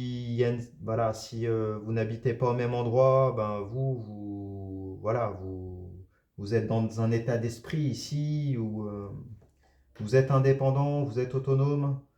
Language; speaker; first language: French; native; French